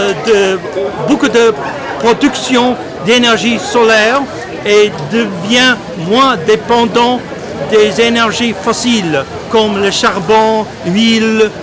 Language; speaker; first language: French; non-native, fluent; English